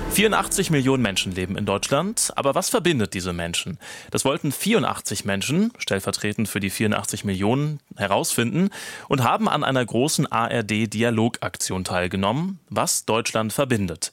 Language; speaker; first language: German; native; German